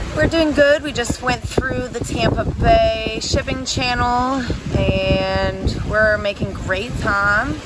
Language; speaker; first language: English; native; English